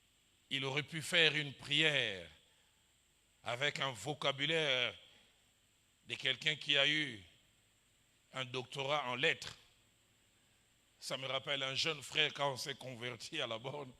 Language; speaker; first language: French; non-native, local second language; Lingala